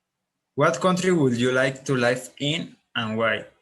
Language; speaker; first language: English; non-native, learner; Spanish